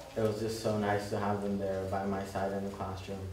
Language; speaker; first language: English; early bilingual, other home language; Spanish